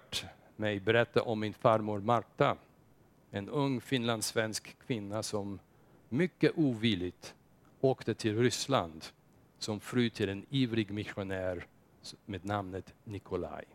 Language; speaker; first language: Swedish; non-native, fluent; English